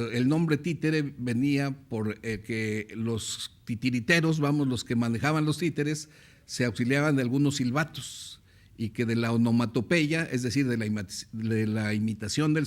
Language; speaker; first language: Spanish; native; Spanish